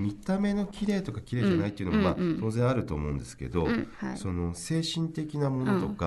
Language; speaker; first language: Japanese; native; Japanese